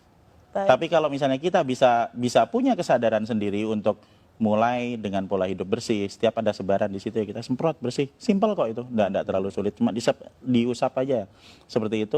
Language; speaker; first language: Indonesian; native; Indonesian